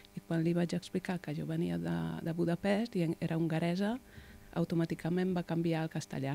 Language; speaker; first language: Catalan; non-native, fluent; Hungarian